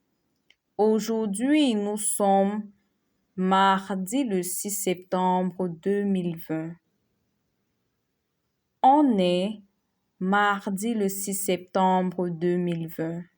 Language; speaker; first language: French; non-native, fluent; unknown